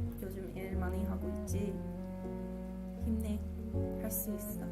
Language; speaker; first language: Korean; non-native, learner; English